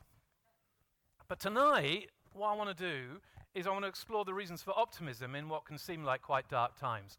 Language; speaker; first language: English; native; English